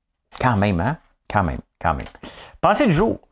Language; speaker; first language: French; native; French